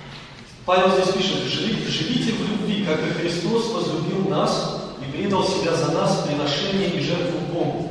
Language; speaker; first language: Russian; native; Russian